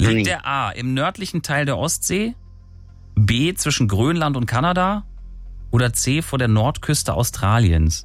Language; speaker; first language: German; native; German